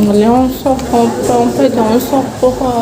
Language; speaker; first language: French; non-native, local second language; Malagasy